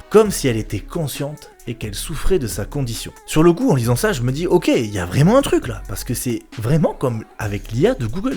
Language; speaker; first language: French; native; French